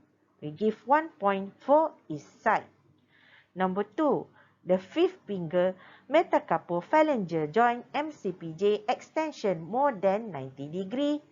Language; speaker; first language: English; non-native, local second language; Malay